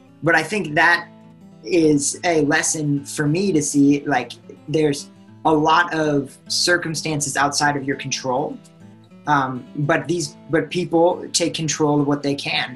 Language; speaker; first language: English; native; English